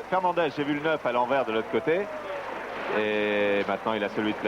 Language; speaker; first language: French; native; French